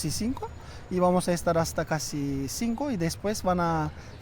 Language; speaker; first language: Spanish; non-native, fluent; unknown